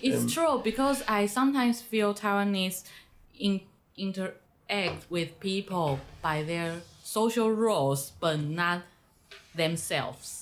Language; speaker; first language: English; non-native, learner; Chinese